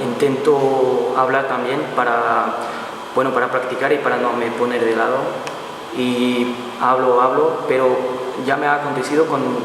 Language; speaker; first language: Spanish; non-native, learner; Portuguese